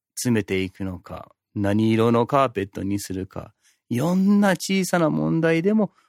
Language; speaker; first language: Japanese; non-native, fluent; English